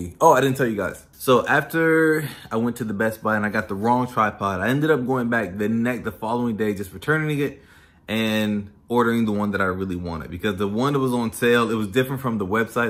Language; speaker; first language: English; native; English